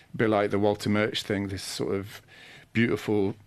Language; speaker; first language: English; native; English